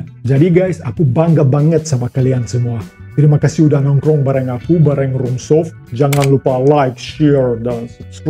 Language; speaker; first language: Indonesian; non-native, fluent; Russian